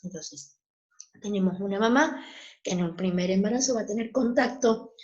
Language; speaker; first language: Spanish; native; Spanish